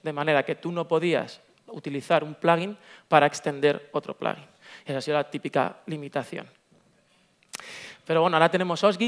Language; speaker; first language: Spanish; native; Spanish